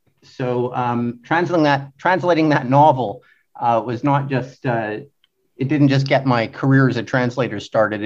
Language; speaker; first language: English; native; English